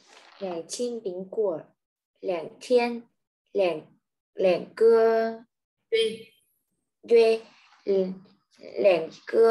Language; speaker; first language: Chinese; non-native, learner; Vietnamese